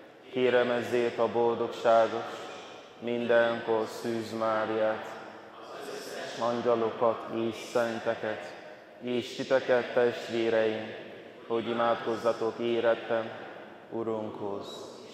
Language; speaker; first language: Hungarian; non-native, fluent; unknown